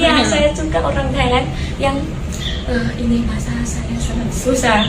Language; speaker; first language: Indonesian; non-native, learner; Thai